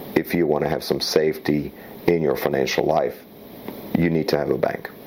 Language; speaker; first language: English; early bilingual, other home language; Slovak